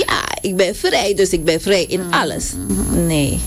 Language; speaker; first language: Dutch; non-native, local second language; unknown